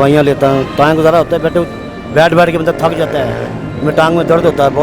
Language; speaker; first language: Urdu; non-native, local second language; Punjabi